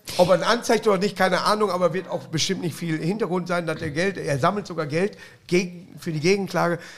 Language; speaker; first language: German; native; German